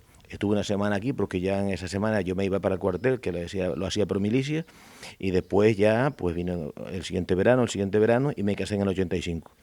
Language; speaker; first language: Spanish; native; Spanish